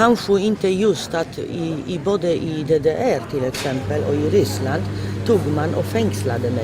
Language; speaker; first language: Swedish; non-native, fluent; Polish